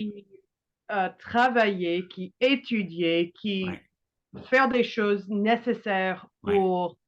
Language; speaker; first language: French; non-native, learner; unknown